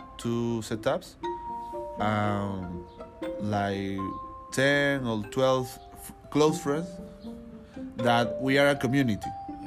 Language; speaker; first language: English; non-native, learner; Spanish